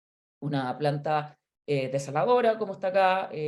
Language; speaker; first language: Spanish; native; Spanish